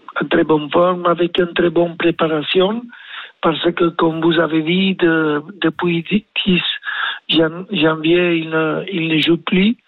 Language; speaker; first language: French; non-native, learner; Spanish